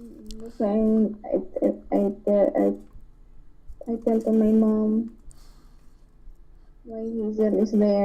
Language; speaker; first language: English; non-native, learner; Filipino